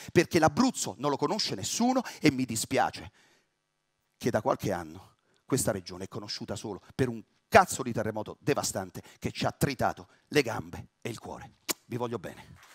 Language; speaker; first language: Italian; native; Italian